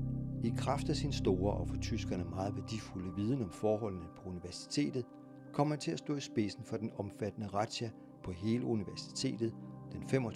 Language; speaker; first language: Danish; native; Danish